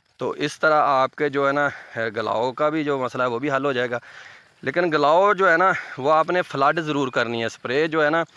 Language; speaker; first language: Urdu; native; Urdu